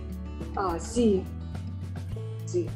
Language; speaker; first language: Italian; non-native, learner; Russian